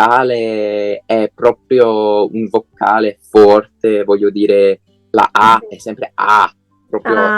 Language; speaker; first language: Italian; non-native, fluent; English